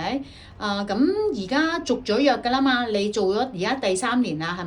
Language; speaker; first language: Chinese; native; Chinese